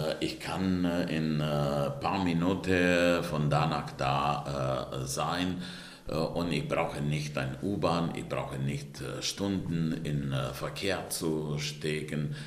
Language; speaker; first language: German; non-native, fluent; Romanian